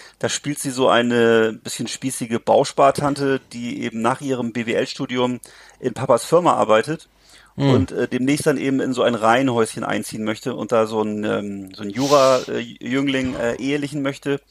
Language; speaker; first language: German; native; German